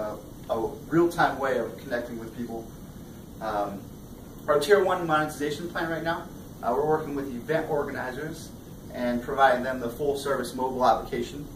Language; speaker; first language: English; native; English